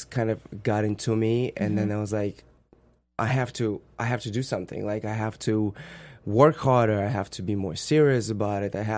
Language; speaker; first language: English; non-native, fluent; Russian